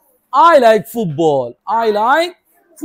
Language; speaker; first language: English; non-native, learner; Bangla